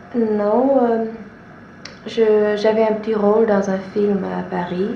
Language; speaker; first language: French; non-native, fluent; English